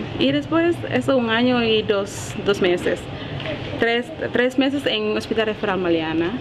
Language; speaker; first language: Spanish; non-native, learner; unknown